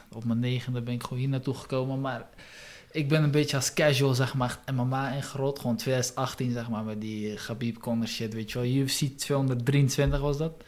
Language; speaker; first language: Dutch; early bilingual, other home language; Russian